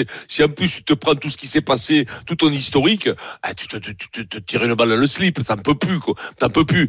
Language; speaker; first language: French; native; French